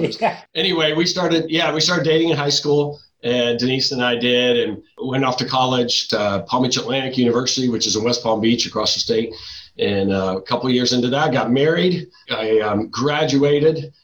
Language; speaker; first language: English; early bilingual, other home language; Dutch